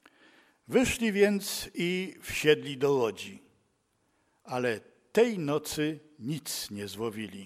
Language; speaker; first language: Polish; native; Polish